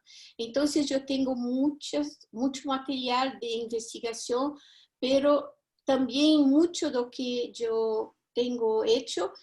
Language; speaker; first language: Spanish; non-native, fluent; Portuguese